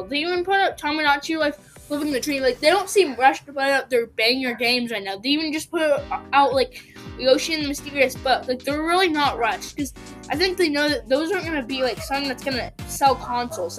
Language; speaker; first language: English; native; English